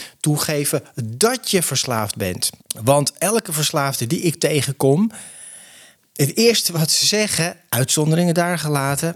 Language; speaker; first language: Dutch; native; Dutch